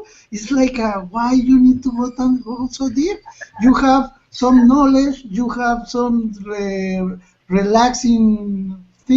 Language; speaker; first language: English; non-native, learner; Spanish